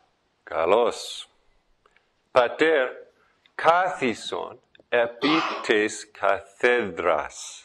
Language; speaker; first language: Greek; non-native, fluent; English